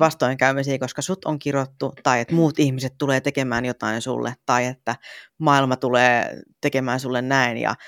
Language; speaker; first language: Finnish; native; Finnish